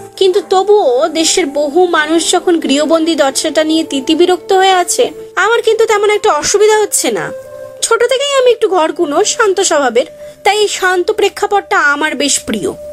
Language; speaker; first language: Bangla; native; Bangla